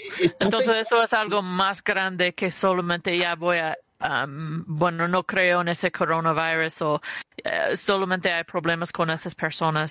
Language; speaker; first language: Spanish; early bilingual, heritage; Spanish